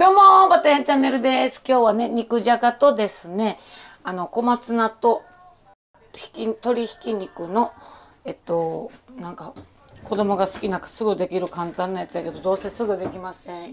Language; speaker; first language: Japanese; native; Japanese